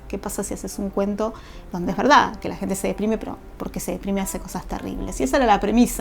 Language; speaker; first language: Spanish; native; Spanish